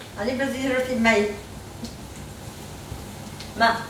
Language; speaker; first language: Hebrew; non-native, fluent; Amharic